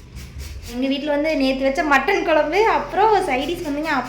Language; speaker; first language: Tamil; native; Tamil